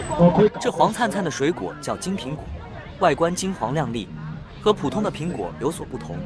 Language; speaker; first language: Chinese; native; Chinese